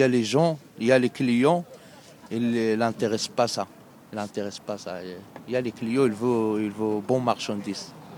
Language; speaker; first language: French; non-native, learner; Arabic